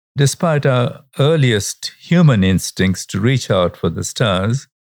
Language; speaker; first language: English; non-native, local second language; Sinhala